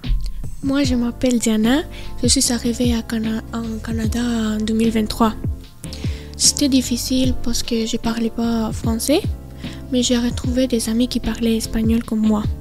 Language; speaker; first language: French; non-native, learner; Spanish